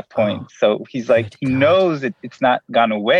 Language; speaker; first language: English; non-native, fluent; Hebrew